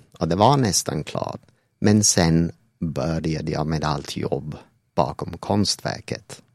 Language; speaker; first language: Swedish; non-native, fluent; English